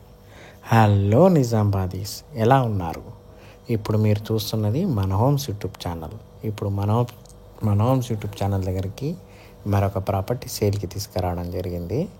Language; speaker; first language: Telugu; native; Telugu